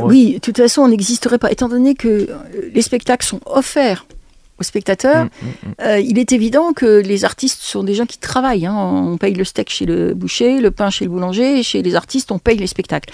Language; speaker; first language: French; native; French